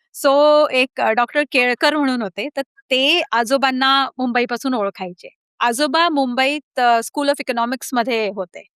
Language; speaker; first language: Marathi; early bilingual, heritage; Marathi